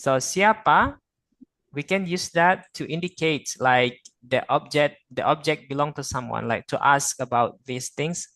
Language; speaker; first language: English; non-native, fluent; Indonesian